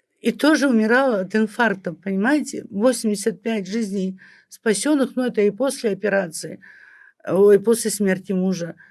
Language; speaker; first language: Russian; native; Russian